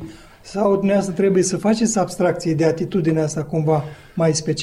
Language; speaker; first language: Romanian; native; Romanian